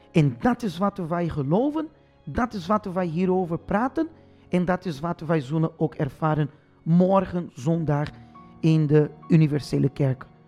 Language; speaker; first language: Dutch; non-native, fluent; Portuguese